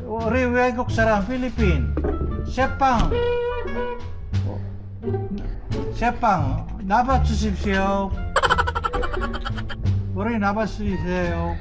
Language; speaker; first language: Korean; non-native, learner; Filipino